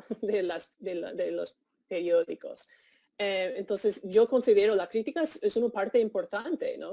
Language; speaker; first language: Spanish; non-native, fluent; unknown